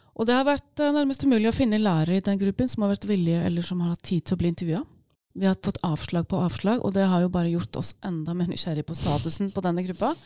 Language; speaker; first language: Norwegian; native; Norwegian